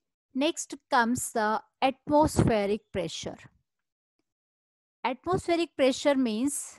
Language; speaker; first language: English; non-native, local second language; Hindi